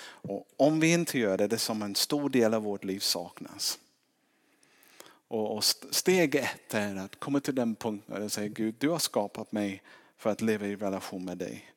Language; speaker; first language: Swedish; non-native, fluent; English